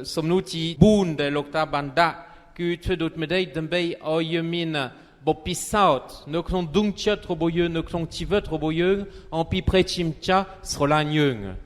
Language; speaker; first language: Khmer; non-native, fluent; French